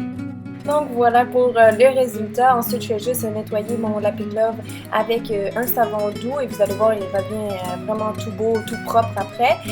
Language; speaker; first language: French; native; French